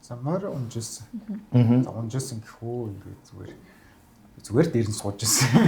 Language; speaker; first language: Mongolian; non-native, fluent; Japanese